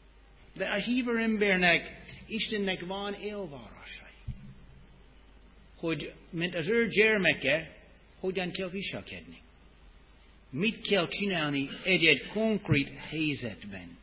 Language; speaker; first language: Hungarian; non-native, fluent; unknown